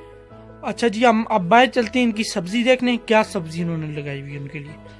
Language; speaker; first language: Urdu; native; Urdu